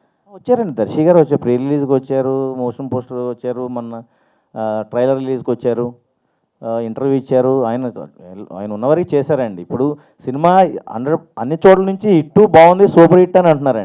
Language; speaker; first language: Telugu; native; Telugu